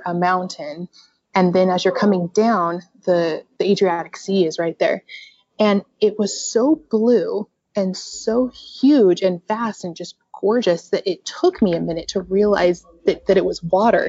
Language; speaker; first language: English; native; English